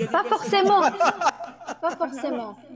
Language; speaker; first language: French; non-native, fluent; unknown